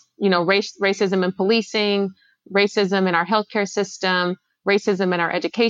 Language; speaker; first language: English; native; English